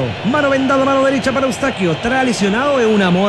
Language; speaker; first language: Spanish; native; Spanish